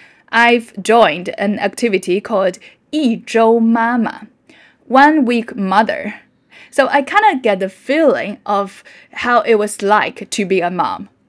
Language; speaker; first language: English; non-native, fluent; Chinese